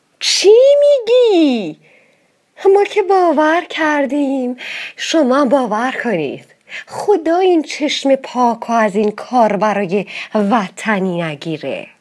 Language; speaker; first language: Persian; native; Persian